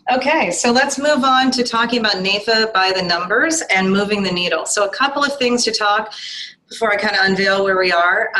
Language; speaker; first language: English; native; English